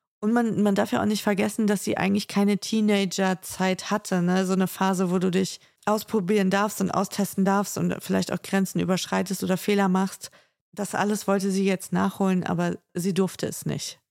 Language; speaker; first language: German; native; German